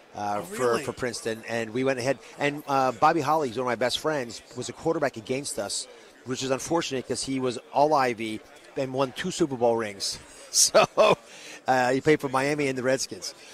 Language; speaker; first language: English; native; English